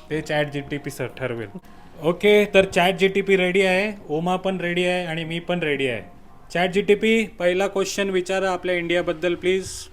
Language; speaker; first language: Marathi; native; Marathi